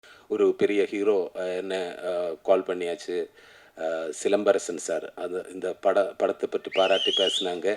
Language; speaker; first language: Tamil; non-native, learner; Malayalam